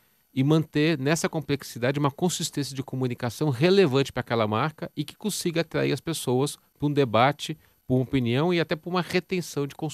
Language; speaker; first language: Portuguese; native; Portuguese